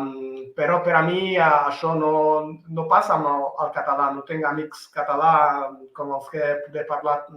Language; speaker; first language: Catalan; non-native, fluent; Italian